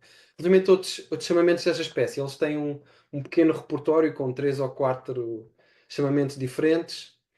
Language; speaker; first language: Portuguese; native; Portuguese